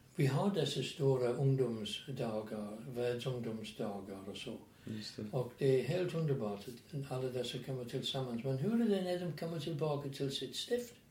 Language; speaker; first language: Swedish; non-native, fluent; English